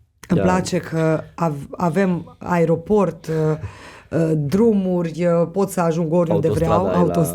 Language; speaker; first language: Romanian; non-native, local second language; Hungarian